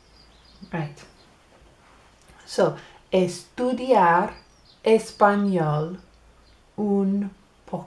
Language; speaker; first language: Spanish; non-native, learner; English